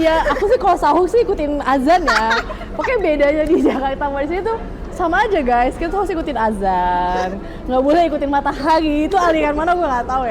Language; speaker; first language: Indonesian; non-native, fluent; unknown